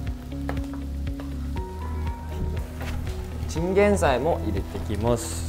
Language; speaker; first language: Japanese; native; Japanese